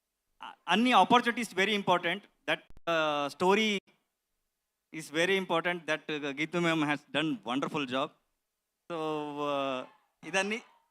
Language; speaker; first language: Telugu; non-native, learner; Kannada